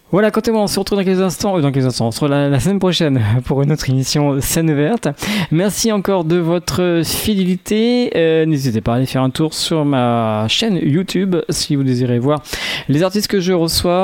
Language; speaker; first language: French; native; French